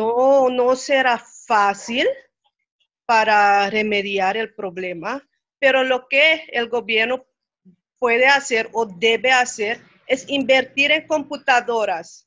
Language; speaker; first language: Spanish; non-native, fluent; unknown